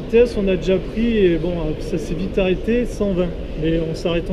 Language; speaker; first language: French; native; French